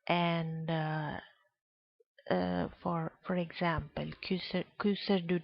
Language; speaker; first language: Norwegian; non-native, fluent; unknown